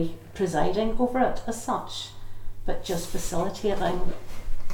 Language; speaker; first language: English; native; English